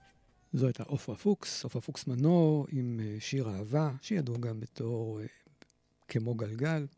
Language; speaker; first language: Hebrew; native; Hebrew